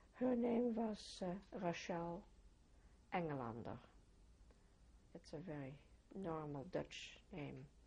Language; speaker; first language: English; non-native, fluent; Dutch